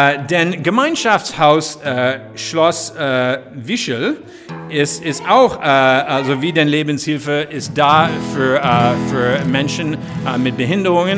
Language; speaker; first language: German; non-native, fluent; English